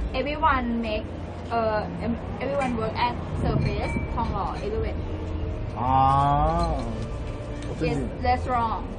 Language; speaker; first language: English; non-native, learner; Thai